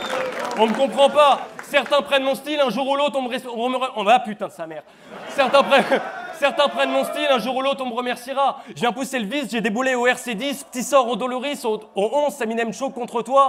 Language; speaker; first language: French; native; French